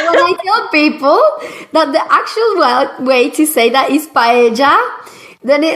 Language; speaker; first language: English; non-native, fluent; Spanish